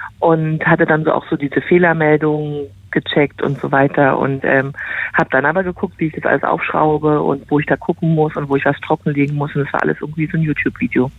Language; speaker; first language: German; native; German